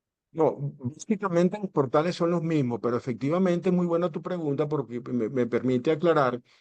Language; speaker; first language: Spanish; native; Spanish